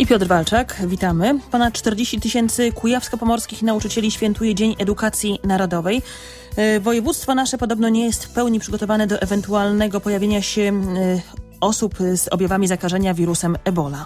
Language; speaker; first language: Polish; native; Polish